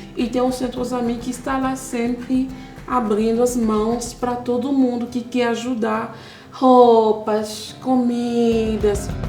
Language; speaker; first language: Portuguese; non-native, fluent; Swahili